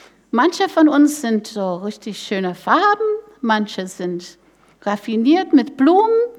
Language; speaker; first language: German; non-native, fluent; English